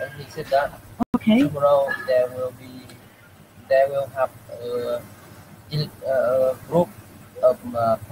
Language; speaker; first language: English; non-native, learner; Vietnamese